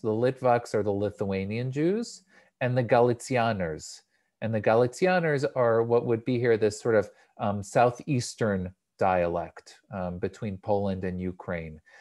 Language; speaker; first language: English; native; English